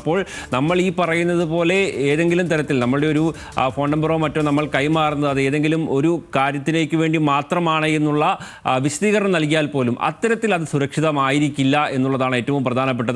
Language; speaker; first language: Malayalam; native; Malayalam